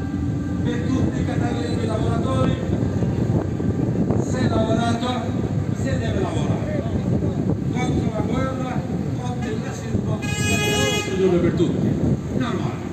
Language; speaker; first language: Italian; non-native, fluent; Bangla